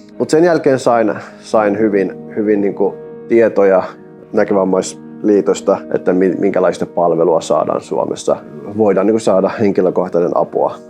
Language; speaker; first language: Finnish; non-native, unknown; Persian